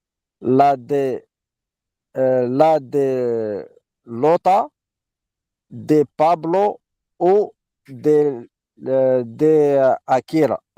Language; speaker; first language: Spanish; non-native, learner; Arabic